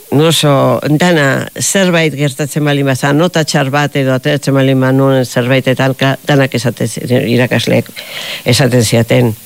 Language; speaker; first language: Basque; native; Basque